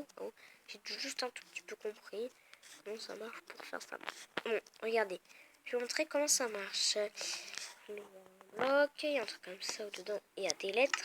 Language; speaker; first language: French; native; French